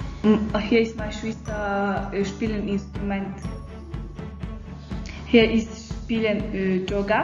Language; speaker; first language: German; non-native, learner; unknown